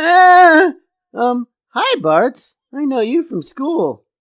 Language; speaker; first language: English; native; English